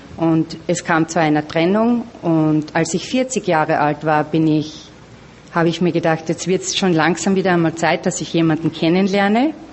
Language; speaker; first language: German; native; German